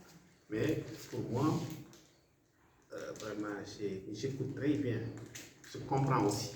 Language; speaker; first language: French; non-native, local second language; Fula